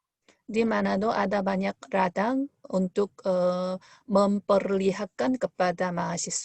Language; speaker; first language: Indonesian; non-native, fluent; Korean